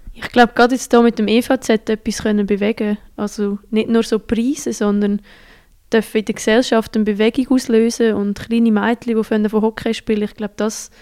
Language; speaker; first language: German; native; German